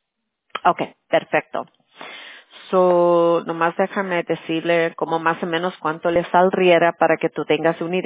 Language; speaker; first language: Spanish; early bilingual, heritage; Spanish